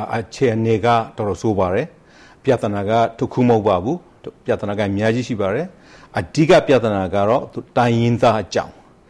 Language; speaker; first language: Burmese; non-native, local second language; Rohingya